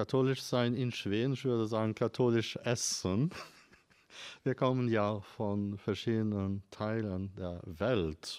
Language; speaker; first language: German; non-native, fluent; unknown